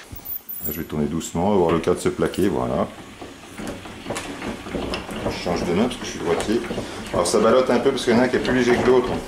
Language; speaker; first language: French; native; French